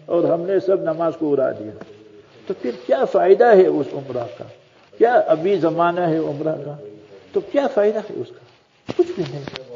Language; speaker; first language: Urdu; non-native, fluent; Memoni